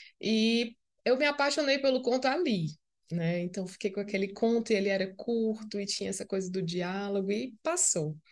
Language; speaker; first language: Portuguese; native; Portuguese